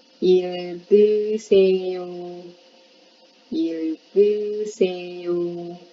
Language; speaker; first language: Korean; non-native, fluent; Thai